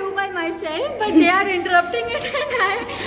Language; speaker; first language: English; non-native, local second language; Hindi